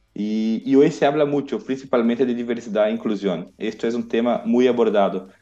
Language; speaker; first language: Spanish; non-native, learner; Portuguese